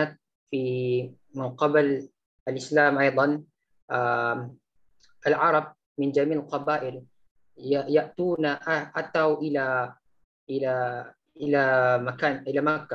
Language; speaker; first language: Arabic; non-native, learner; Malay